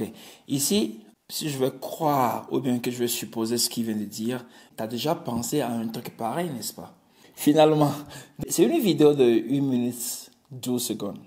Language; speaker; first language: French; non-native, local second language; Ewe